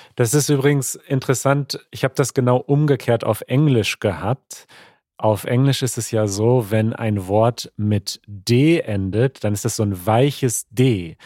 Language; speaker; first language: German; native; German